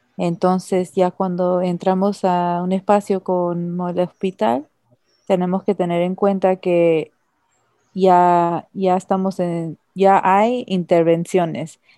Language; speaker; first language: Spanish; early bilingual, heritage; Spanish